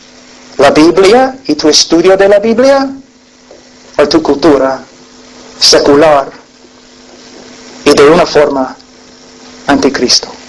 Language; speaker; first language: Spanish; non-native, fluent; English